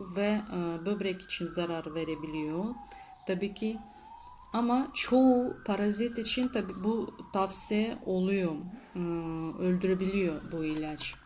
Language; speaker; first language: Turkish; non-native, learner; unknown